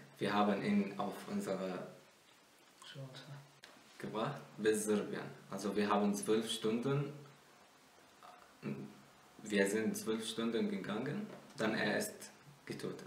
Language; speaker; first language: German; non-native, learner; Arabic